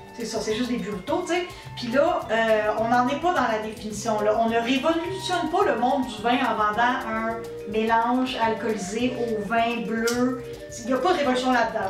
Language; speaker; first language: French; native; French